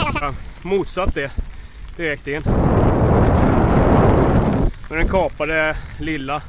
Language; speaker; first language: Swedish; native; Swedish